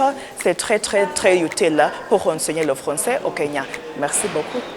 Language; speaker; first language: French; non-native, learner; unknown